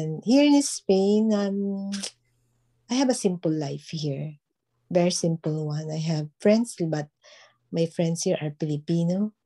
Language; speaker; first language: English; non-native, local second language; Filipino